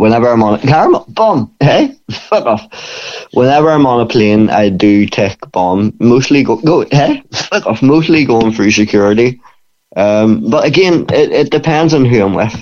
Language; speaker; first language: English; native; English